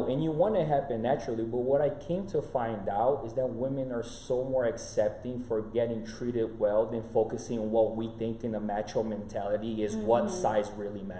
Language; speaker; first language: English; non-native, fluent; Portuguese